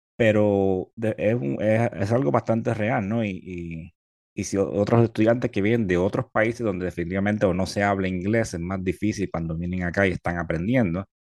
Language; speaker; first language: Spanish; native; Spanish